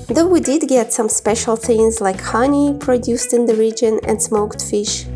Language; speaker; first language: English; non-native, fluent; Kazakh